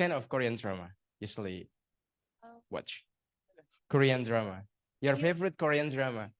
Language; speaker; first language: English; non-native, learner; Indonesian